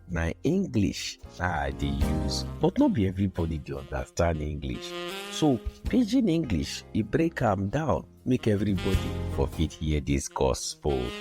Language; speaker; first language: Nigerian Pidgin; non-native, local second language; Yoruba